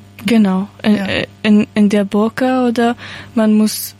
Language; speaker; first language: German; non-native, learner; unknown